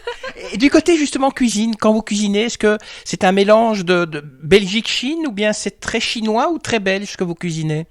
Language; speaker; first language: French; native; French